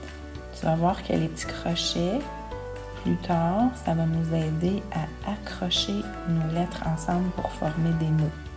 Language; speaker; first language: French; native; French